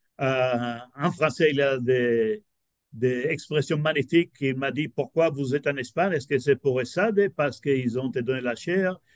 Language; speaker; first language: French; non-native, fluent; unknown